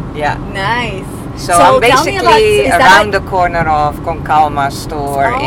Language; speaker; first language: English; non-native, fluent; Dutch